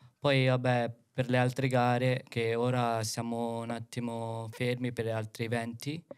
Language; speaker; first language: Italian; early bilingual, other home language; Filipino